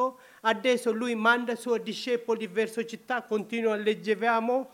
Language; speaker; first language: Italian; non-native, learner; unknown